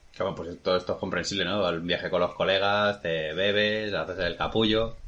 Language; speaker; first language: Spanish; native; Spanish